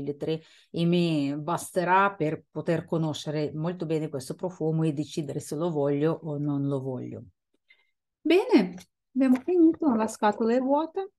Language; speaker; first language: Italian; non-native, fluent; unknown